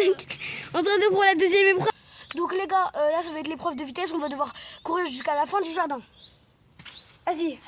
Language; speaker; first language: French; native; French